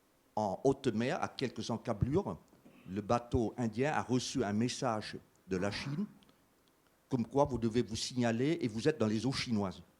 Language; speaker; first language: French; native; French